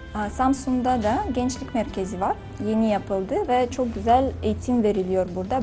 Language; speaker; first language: Turkish; non-native, learner; Russian